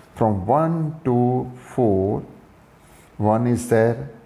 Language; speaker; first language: English; non-native, local second language; Gujarati